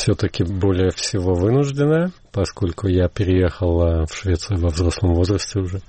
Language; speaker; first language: Russian; native; Russian